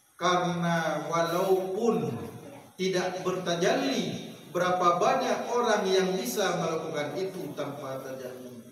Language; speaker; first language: Indonesian; non-native, local second language; Achinese